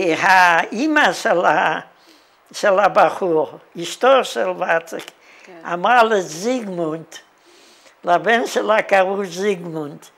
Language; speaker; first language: Hebrew; non-native, fluent; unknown